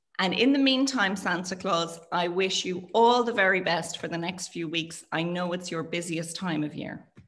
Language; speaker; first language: English; native; English